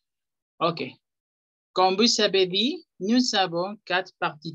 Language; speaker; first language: French; non-native, fluent; Spanish